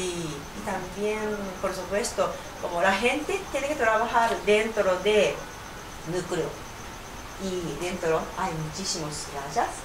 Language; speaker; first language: Spanish; non-native, learner; Japanese